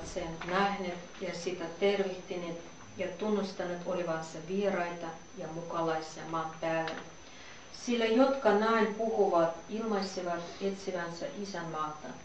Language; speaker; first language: Finnish; non-native, learner; Russian